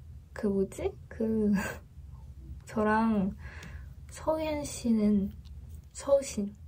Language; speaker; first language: Korean; non-native, learner; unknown